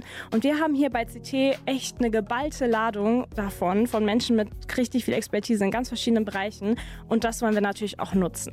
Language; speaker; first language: German; native; German